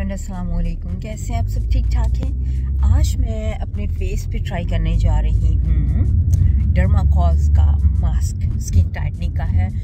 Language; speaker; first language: Urdu; native; Urdu